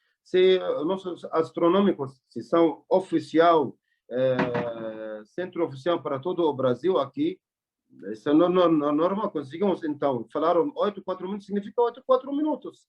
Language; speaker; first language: Portuguese; non-native, learner; Arabic